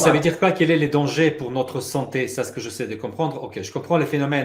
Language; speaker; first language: French; native; French